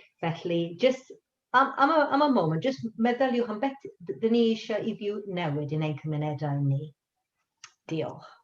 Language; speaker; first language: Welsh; non-native, local second language; English